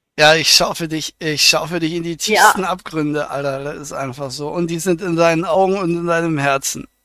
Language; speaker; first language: German; native; German